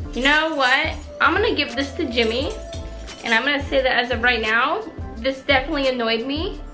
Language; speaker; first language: English; native; English